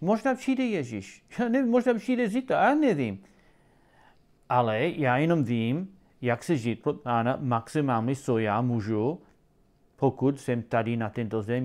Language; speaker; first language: Czech; non-native, learner; English